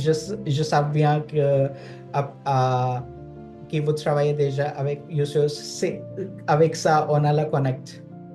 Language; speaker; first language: French; non-native, fluent; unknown